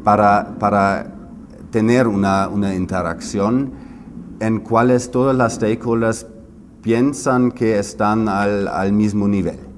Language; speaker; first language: Spanish; non-native, fluent; German